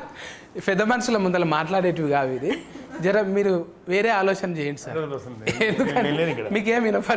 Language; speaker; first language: Telugu; native; Telugu